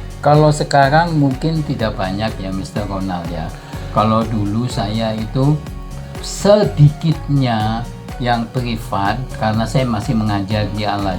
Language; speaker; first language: Indonesian; non-native, local second language; Dutch